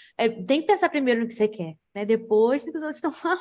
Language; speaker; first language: Portuguese; native; Portuguese